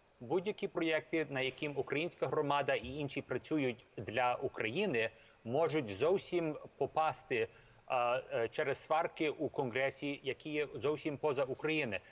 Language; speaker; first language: Ukrainian; early bilingual, heritage; English